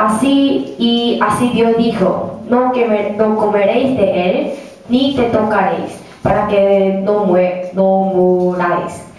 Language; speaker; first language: Spanish; non-native, learner; Korean